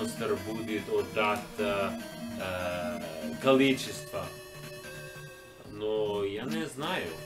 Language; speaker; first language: Russian; non-native, learner; English